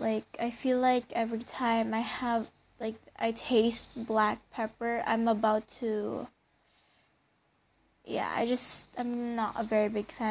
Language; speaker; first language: English; non-native, local second language; Filipino